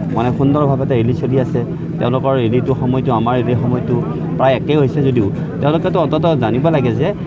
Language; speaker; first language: Assamese; native; Assamese